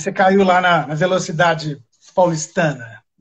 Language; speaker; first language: Portuguese; native; Portuguese